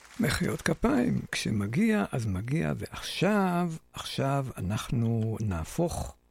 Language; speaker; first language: Hebrew; native; Hebrew